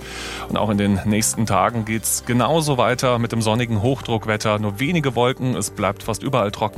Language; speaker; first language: German; native; German